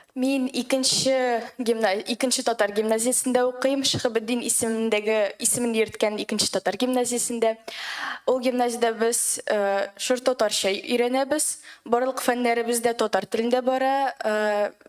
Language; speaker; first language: Tatar; native; Tatar